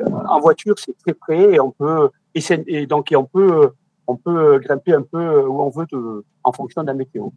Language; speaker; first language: French; native; French